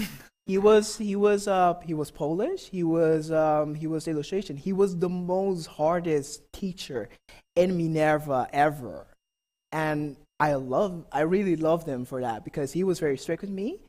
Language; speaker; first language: English; non-native, fluent; Papiamento